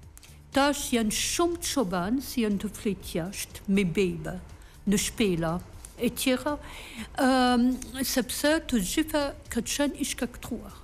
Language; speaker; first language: Albanian; non-native, learner; French